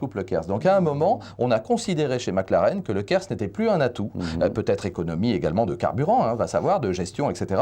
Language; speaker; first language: French; native; French